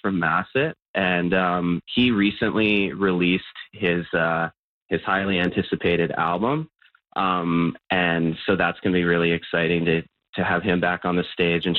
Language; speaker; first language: English; native; English